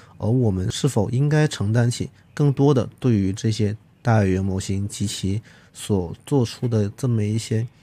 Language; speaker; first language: Chinese; non-native, local second language; Cantonese